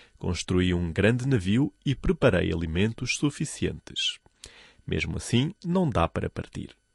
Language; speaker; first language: Portuguese; non-native, fluent; Chinese